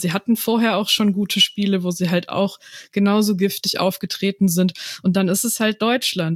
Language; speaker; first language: German; native; German